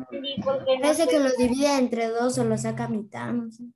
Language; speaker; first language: Spanish; native; Spanish